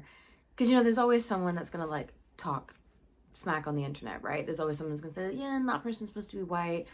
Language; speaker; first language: English; native; English